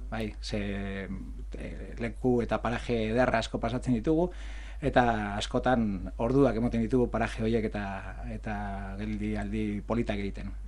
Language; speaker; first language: Basque; non-native, local second language; Spanish